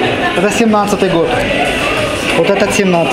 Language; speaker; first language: Russian; native; Russian